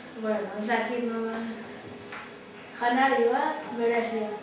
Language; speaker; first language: Basque; early bilingual, other home language; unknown